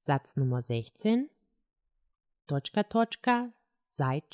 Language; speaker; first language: German; non-native, fluent; Croatian